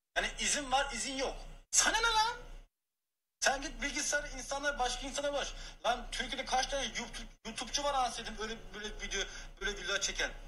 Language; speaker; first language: Turkish; early bilingual, heritage; Turkish